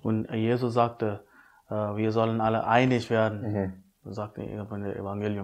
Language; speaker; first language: German; non-native, fluent; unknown